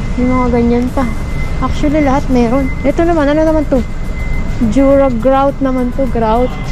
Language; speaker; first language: Filipino; native; Filipino